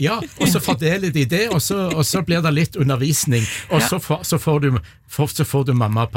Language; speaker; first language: Norwegian; native; Norwegian